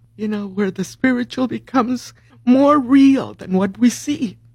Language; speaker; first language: English; early bilingual, other home language; Spanish